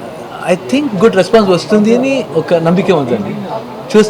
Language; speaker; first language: Telugu; non-native, learner; Kannada